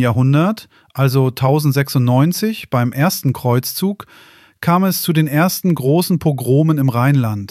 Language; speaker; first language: German; native; German